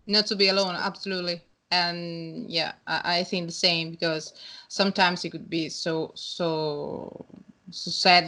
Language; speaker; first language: English; non-native, learner; Italian